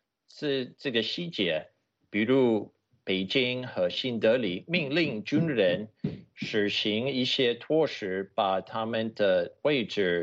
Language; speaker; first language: Chinese; non-native, fluent; English